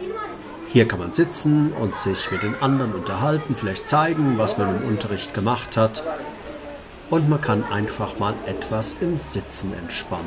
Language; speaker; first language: German; native; German